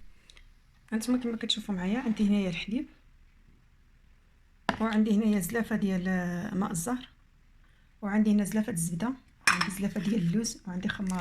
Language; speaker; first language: Arabic; native; Arabic